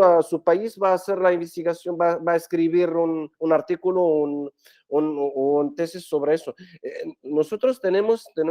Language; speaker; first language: Spanish; non-native, fluent; Arabic